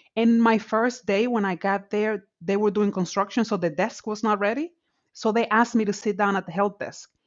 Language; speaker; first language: English; non-native, fluent; Spanish